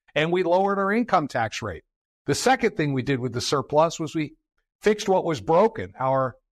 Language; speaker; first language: English; native; English